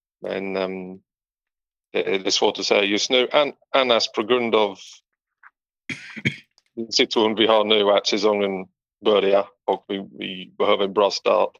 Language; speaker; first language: Swedish; non-native, learner; English